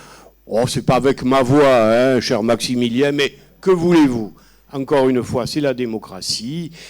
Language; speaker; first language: French; native; French